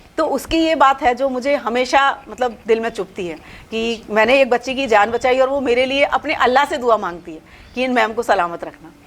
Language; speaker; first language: Hindi; native; Hindi